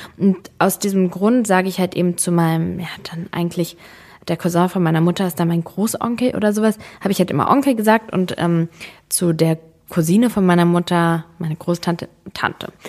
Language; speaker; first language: German; early bilingual, other home language; Serbian